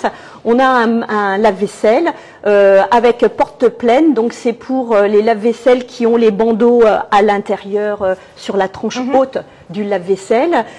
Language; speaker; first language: French; native; French